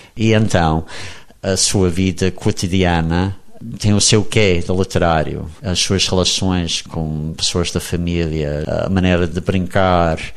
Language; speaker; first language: Portuguese; non-native, fluent; English